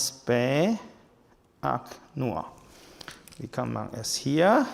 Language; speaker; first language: German; non-native, learner; Chinese